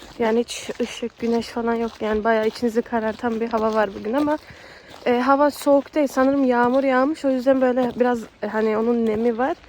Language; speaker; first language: Turkish; early bilingual, heritage; Turkish